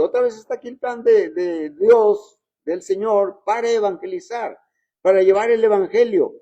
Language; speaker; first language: Spanish; native; Spanish